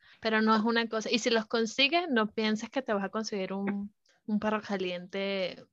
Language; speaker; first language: Spanish; native; Spanish